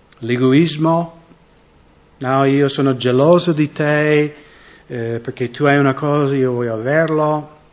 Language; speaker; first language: Italian; non-native, fluent; English